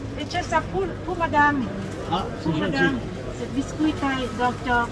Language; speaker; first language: French; non-native, learner; Thai